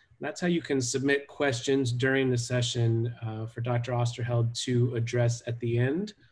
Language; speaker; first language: English; native; English